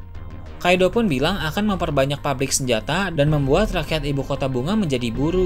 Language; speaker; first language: Indonesian; native; Indonesian